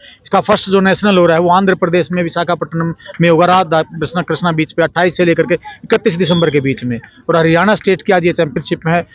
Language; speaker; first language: Hindi; native; Hindi